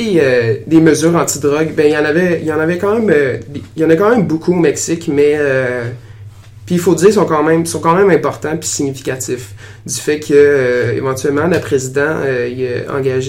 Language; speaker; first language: French; native; French